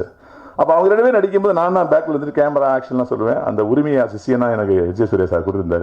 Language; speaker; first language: Tamil; native; Tamil